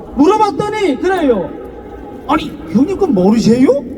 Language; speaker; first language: Korean; native; Korean